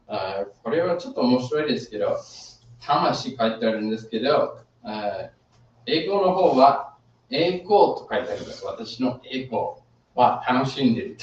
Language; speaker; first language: Japanese; non-native, fluent; English